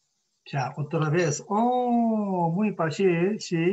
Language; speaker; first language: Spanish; non-native, learner; Korean